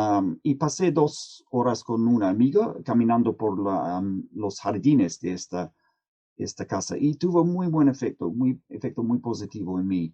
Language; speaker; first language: Spanish; non-native, fluent; English